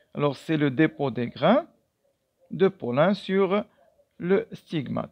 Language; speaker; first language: French; non-native, local second language; Arabic